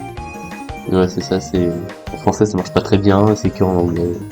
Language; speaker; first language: French; native; French